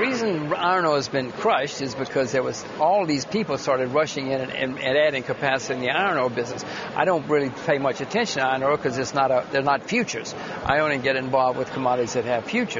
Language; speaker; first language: English; native; English